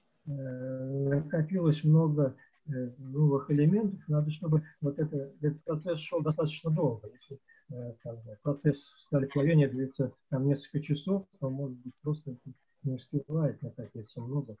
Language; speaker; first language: Russian; native; Russian